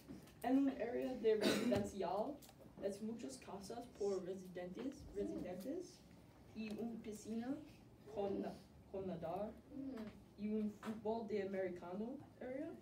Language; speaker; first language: Spanish; non-native, learner; English